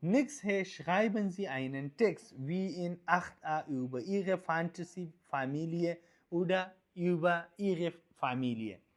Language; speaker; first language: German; non-native, fluent; Urdu